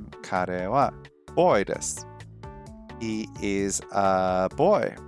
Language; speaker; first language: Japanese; non-native, learner; English